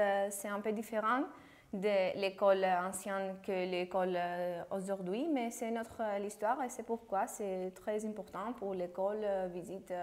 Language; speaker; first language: French; non-native, fluent; Greek